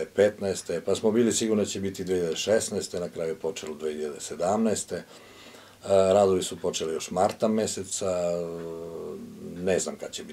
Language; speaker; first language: Croatian; native; Croatian